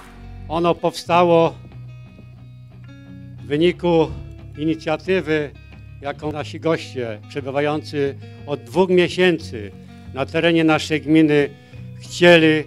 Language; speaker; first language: Polish; native; Polish